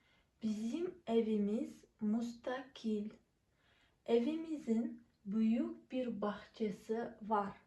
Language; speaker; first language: Turkish; non-native, fluent; Kazakh